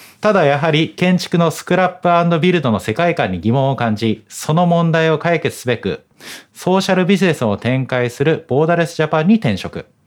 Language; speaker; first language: Japanese; native; Japanese